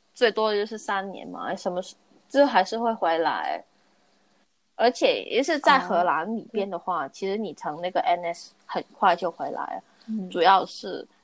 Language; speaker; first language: Chinese; non-native, local second language; Cantonese